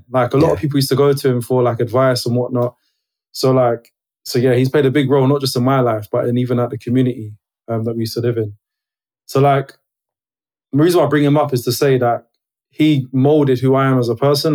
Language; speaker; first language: English; native; English